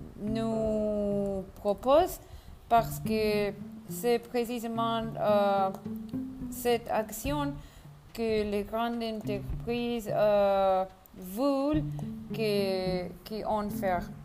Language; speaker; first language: French; non-native, learner; Spanish